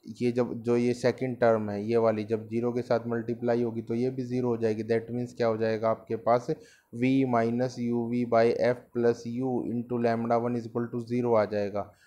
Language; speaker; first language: Hindi; native; Hindi